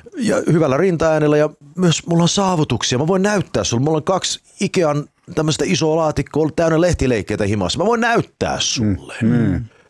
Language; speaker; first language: Finnish; early bilingual, heritage; Finnish